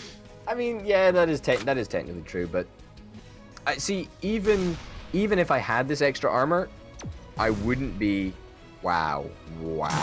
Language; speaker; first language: English; native; English